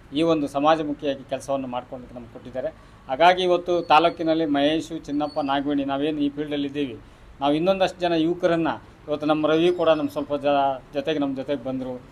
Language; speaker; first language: Kannada; native; Kannada